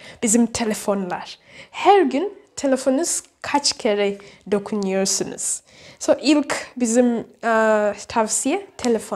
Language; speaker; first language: Turkish; non-native, learner; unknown